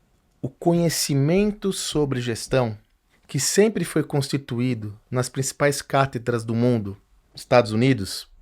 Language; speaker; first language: Portuguese; native; Portuguese